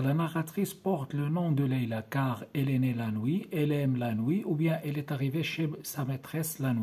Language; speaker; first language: French; non-native, local second language; Arabic